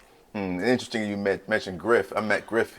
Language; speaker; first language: English; native; English